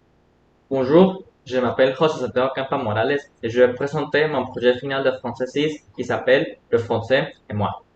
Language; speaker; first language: French; non-native, fluent; Spanish